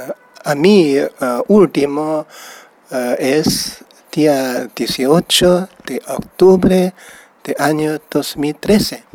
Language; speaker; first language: Spanish; non-native, learner; Chinese